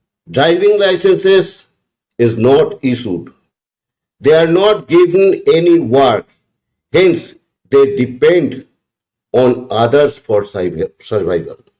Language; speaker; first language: English; non-native, local second language; Bangla